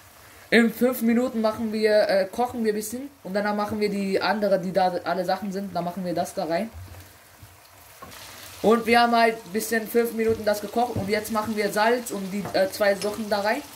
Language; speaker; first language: German; early bilingual, other home language; Urdu